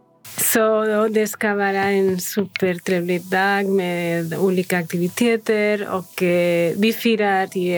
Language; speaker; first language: Swedish; non-native, fluent; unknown